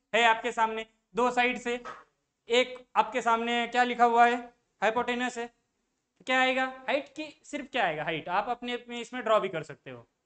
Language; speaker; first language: Hindi; non-native, local second language; Marathi